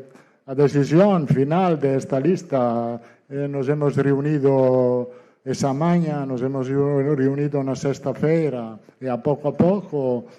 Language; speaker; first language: Portuguese; non-native, learner; Italian